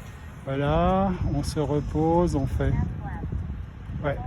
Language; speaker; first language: French; native; French